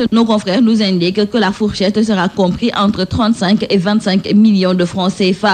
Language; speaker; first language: French; non-native, local second language; Wolof